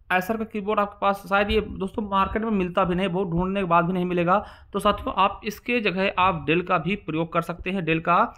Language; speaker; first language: Hindi; native; Hindi